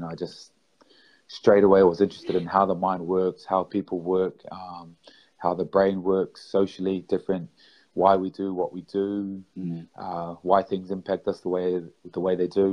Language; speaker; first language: English; native; English